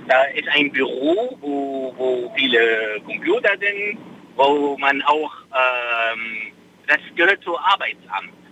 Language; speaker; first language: German; non-native, fluent; Arabic